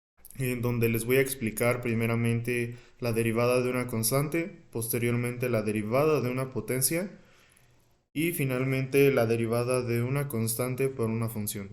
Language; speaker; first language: Spanish; native; Spanish